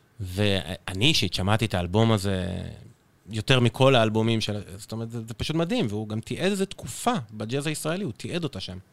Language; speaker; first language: Hebrew; native; Hebrew